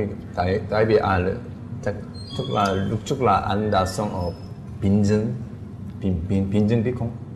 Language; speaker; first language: Vietnamese; non-native, learner; Korean